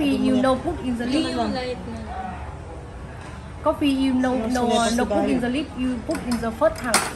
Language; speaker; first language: English; non-native, learner; Vietnamese